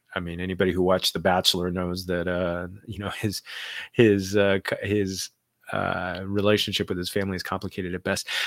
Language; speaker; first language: English; native; English